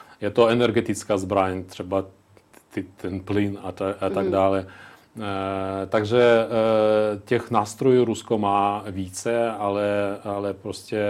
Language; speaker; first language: Czech; non-native, local second language; Ukrainian